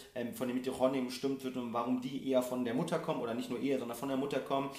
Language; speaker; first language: German; non-native, fluent; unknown